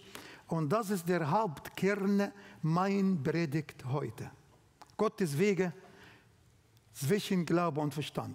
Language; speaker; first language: German; non-native, learner; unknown